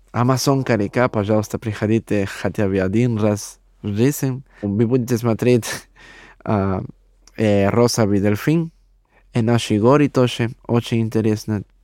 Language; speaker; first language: Russian; non-native, learner; Spanish